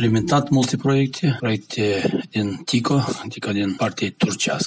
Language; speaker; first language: Romanian; non-native, local second language; Gagauz